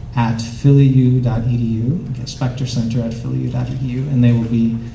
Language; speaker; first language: English; native; English